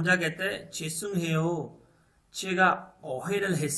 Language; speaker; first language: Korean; non-native, fluent; Urdu